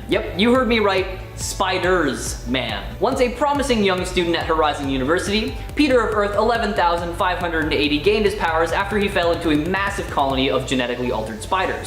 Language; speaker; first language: English; native; English